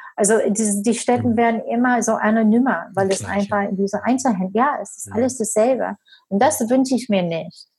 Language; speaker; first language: German; non-native, fluent; English